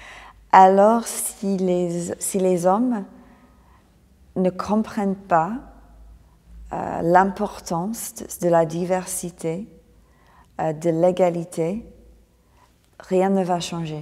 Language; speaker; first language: French; non-native, fluent; English